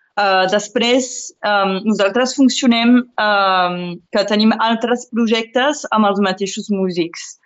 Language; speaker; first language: Catalan; non-native, local second language; French